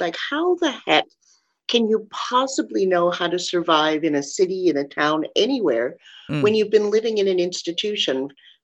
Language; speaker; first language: English; native; English